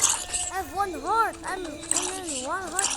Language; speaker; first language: English; non-native, local second language; Filipino